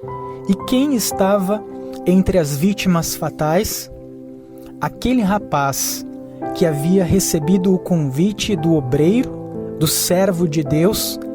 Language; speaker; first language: Portuguese; native; Portuguese